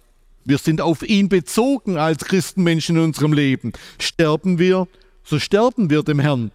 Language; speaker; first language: German; native; German